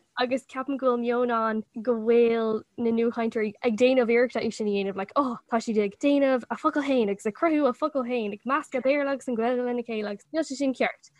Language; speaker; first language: Irish; non-native, local second language; English